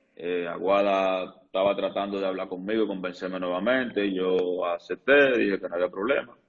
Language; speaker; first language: Spanish; native; Spanish